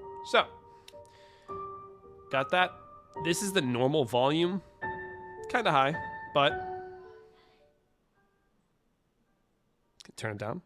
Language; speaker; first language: English; native; English